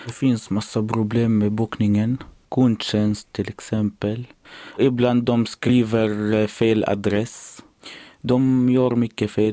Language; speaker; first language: Swedish; non-native, learner; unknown